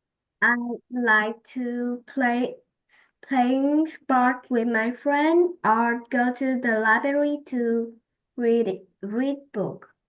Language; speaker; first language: English; non-native, learner; Vietnamese